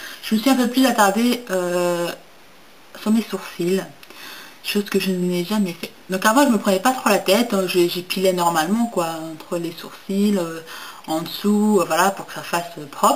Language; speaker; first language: French; native; French